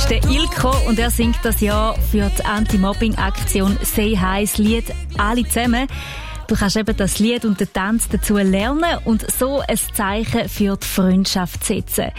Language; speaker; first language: German; native; German